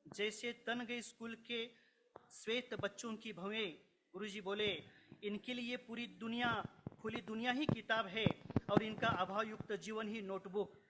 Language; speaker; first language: Hindi; non-native, local second language; Marathi